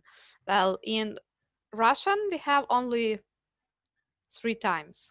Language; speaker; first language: English; non-native, fluent; Ukrainian